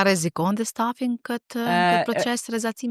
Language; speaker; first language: Albanian; native; Albanian